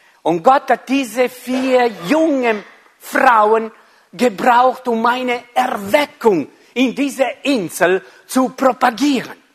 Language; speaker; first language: German; non-native, fluent; Italian